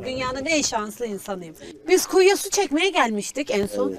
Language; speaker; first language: Turkish; native; Turkish